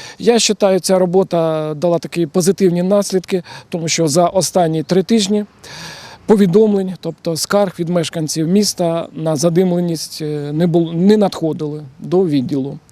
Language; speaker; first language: Ukrainian; native; Ukrainian